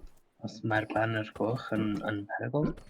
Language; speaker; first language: Welsh; non-native, learner; English